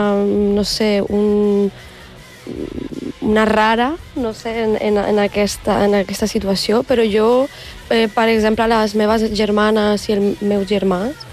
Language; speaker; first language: Catalan; early bilingual, other home language; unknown